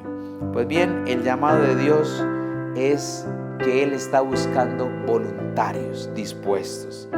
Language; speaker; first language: Spanish; native; Spanish